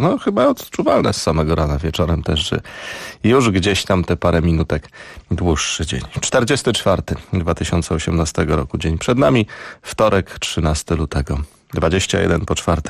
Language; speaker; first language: Polish; native; Polish